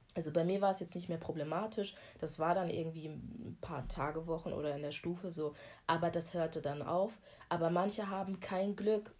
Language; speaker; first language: German; early bilingual, other home language; Akan